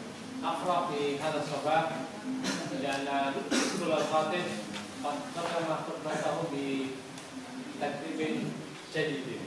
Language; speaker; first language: Arabic; non-native, learner; Indonesian